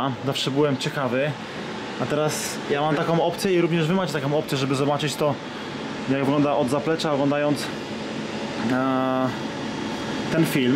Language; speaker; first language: Polish; native; Polish